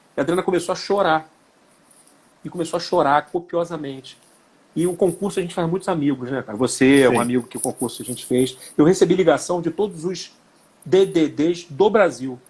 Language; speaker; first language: Portuguese; native; Portuguese